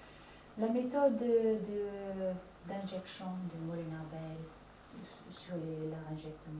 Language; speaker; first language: French; non-native, fluent; Dutch